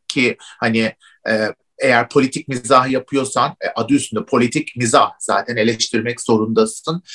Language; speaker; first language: Turkish; native; Turkish